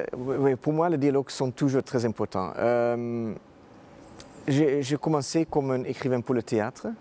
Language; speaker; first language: French; non-native, fluent; Dutch